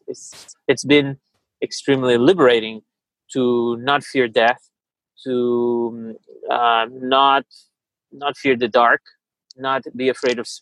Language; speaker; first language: English; early bilingual, other home language; Portuguese